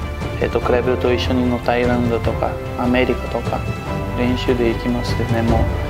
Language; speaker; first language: Japanese; non-native, fluent; Portuguese